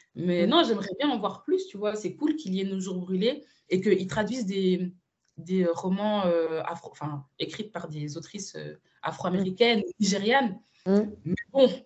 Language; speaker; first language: French; early bilingual, other home language; Spanish